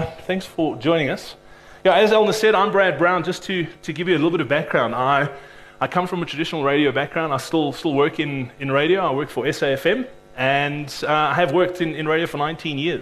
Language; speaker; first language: English; native; English